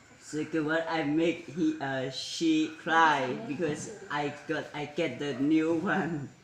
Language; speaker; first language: English; non-native, learner; Hmong